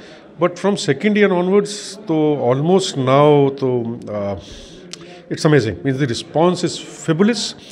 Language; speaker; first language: Hindi; native; Hindi